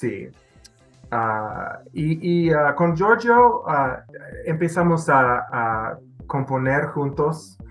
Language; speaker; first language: Spanish; non-native, fluent; English